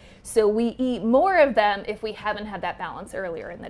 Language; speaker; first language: English; native; English